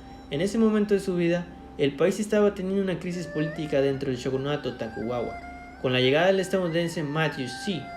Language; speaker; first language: Spanish; native; Spanish